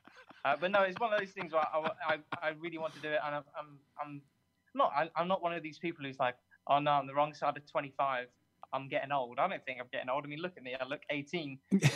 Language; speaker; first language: English; native; English